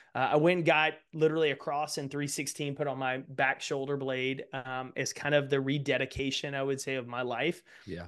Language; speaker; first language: English; native; English